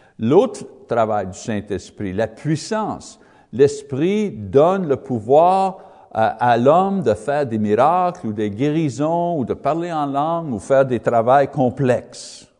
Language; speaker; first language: French; non-native, learner; English